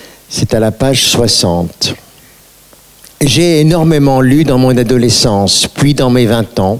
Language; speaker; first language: French; native; French